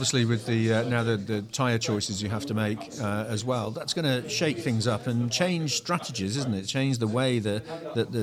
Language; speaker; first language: English; native; English